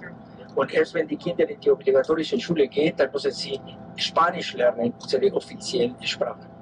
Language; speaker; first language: German; non-native, fluent; Spanish